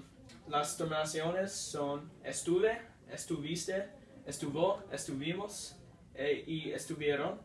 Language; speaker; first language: Spanish; non-native, learner; English